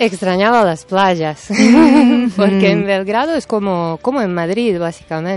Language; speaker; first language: Spanish; non-native, fluent; Serbian